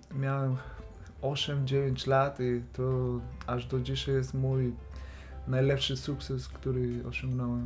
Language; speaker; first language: Polish; non-native, fluent; Spanish